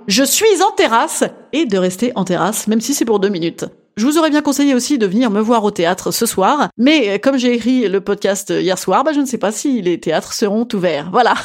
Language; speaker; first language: French; native; French